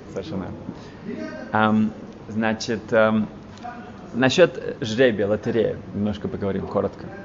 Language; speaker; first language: Russian; early bilingual, heritage; Russian